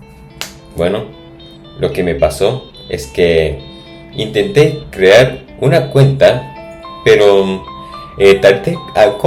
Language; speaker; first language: Spanish; non-native, fluent; English